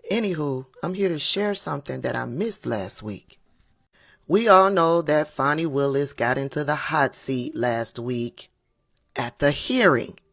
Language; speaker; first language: English; native; English